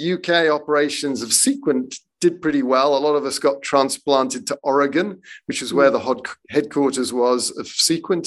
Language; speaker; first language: English; native; English